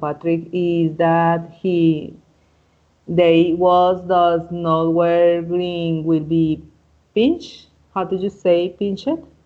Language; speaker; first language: English; non-native, learner; Spanish